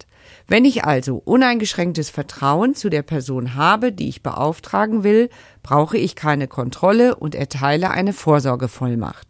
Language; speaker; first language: German; native; German